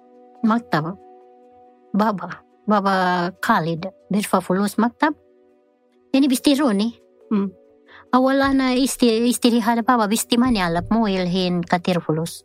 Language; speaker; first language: Arabic; non-native, learner; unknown